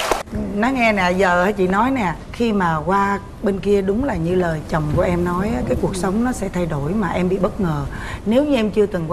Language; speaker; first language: Vietnamese; native; Vietnamese